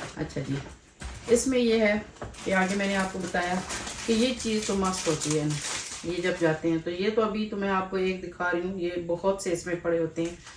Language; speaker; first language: Urdu; native; Urdu